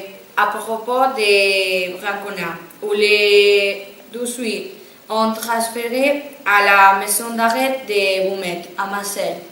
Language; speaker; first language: French; non-native, learner; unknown